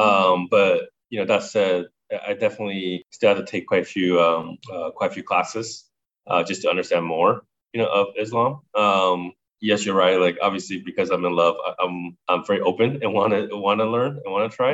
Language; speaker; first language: English; native; English